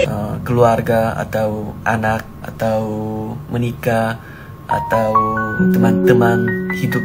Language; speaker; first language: Indonesian; non-native, learner; Korean